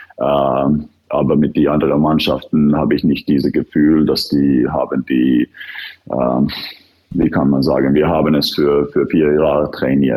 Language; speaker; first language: German; non-native, fluent; Finnish